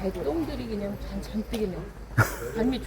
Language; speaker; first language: Korean; native; Korean